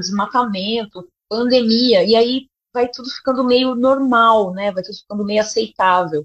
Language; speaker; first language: Portuguese; native; Portuguese